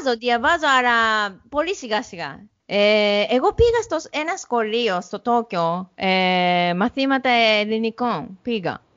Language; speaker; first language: Greek; non-native, learner; Japanese